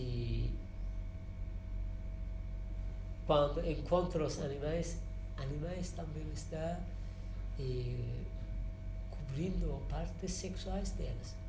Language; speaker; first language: Portuguese; non-native, learner; Persian